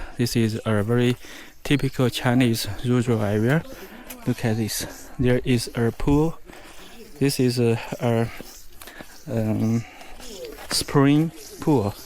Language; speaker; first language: English; non-native, fluent; Chinese